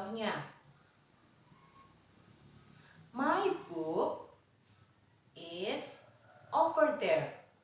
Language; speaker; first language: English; non-native, fluent; Indonesian